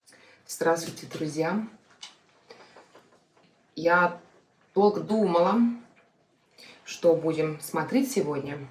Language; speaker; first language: Russian; non-native, fluent; Estonian